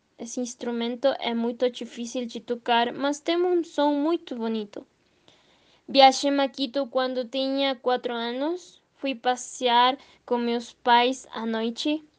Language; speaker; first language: Portuguese; non-native, learner; Spanish